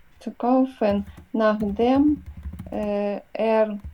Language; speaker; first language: German; non-native, learner; Ukrainian